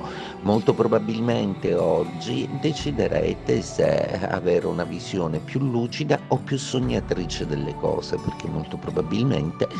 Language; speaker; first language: Italian; native; Italian